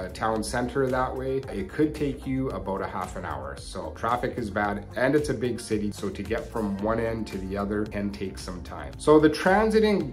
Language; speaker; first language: English; native; English